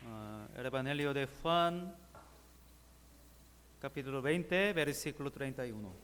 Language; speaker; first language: Spanish; non-native, learner; Korean